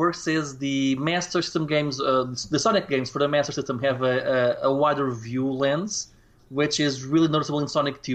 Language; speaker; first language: English; non-native, fluent; Portuguese